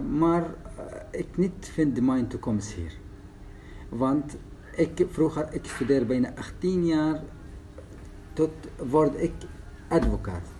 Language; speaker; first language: Dutch; non-native, learner; Arabic